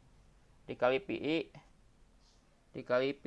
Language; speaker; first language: Indonesian; native; Indonesian